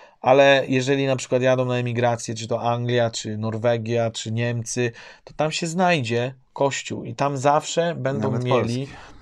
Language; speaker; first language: Polish; native; Polish